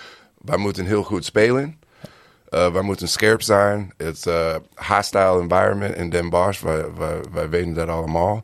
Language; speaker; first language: Dutch; non-native, learner; English